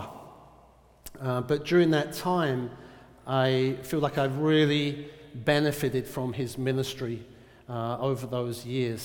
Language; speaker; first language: English; native; English